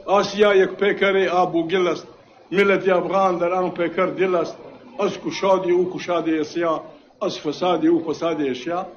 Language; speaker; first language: Urdu; non-native, local second language; Pashto